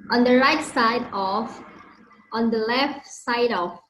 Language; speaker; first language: English; non-native, learner; Indonesian